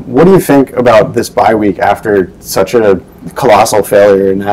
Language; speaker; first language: English; native; English